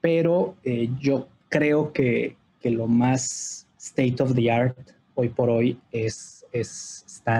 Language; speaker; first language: Spanish; native; Spanish